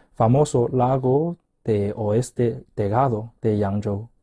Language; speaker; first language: Spanish; non-native, fluent; Chinese